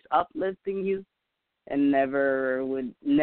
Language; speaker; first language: English; non-native, fluent; Spanish